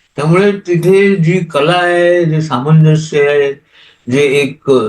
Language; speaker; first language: Marathi; non-native, local second language; Konkani